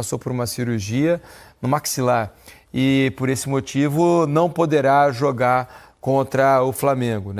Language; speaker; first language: Portuguese; native; Portuguese